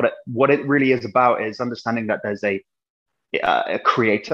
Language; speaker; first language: English; native; English